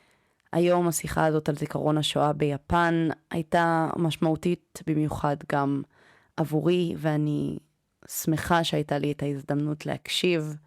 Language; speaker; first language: Hebrew; native; Hebrew